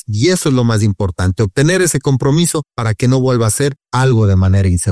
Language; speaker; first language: Spanish; native; Spanish